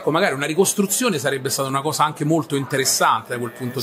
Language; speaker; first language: Italian; native; Italian